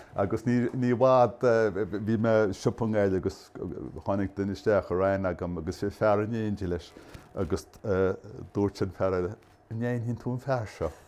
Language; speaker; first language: Irish; native; Irish